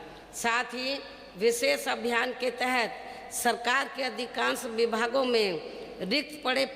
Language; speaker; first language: Hindi; native; Hindi